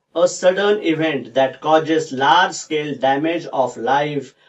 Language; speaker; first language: English; non-native, local second language; Marathi